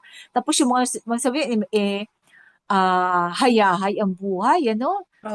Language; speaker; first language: Filipino; native; Filipino